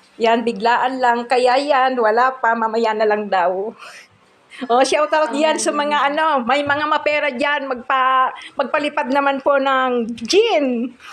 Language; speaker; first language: Filipino; non-native, local second language; Bikol